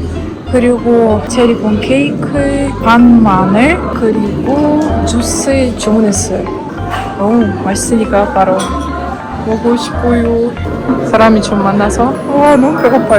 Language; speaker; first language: Korean; non-native, learner; Ukrainian